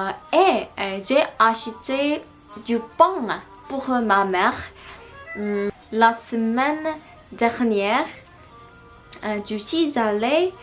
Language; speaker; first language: French; non-native, learner; Korean